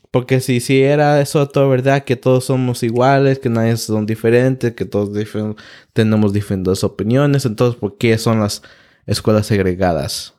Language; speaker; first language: Spanish; early bilingual, heritage; Spanish